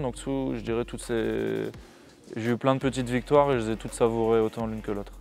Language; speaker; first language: French; native; French